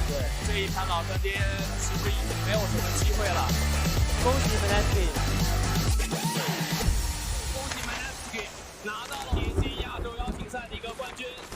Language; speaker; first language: Chinese; native; Chinese